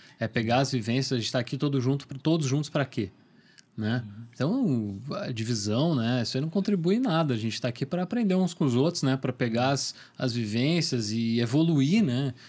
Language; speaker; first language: Portuguese; native; Portuguese